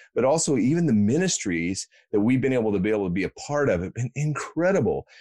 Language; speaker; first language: English; native; English